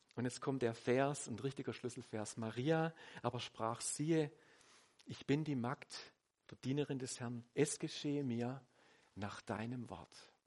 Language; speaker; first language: German; native; German